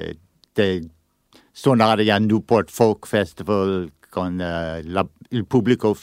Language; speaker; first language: Italian; non-native, learner; English